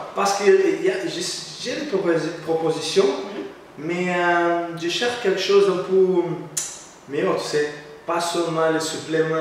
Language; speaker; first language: French; non-native, learner; Portuguese